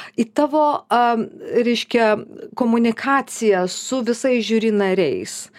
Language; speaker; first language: Lithuanian; native; Lithuanian